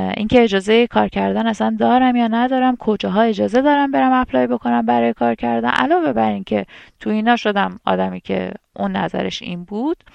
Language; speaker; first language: Persian; native; Persian